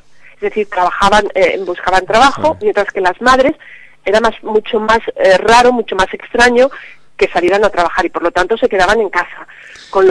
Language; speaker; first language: Spanish; native; Spanish